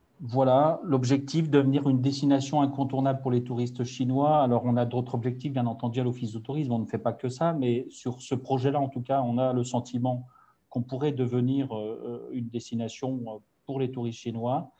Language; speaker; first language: French; native; French